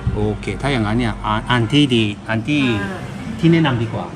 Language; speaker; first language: Thai; non-native, fluent; Japanese